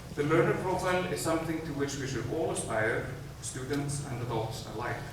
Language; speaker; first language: English; non-native, fluent; Icelandic